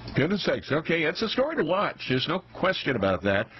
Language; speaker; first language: English; native; English